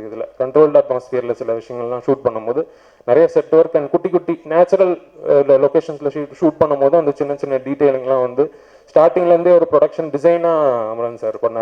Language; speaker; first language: Tamil; native; Tamil